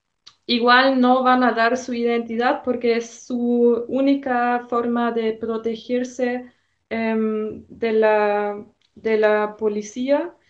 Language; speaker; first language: Spanish; non-native, fluent; German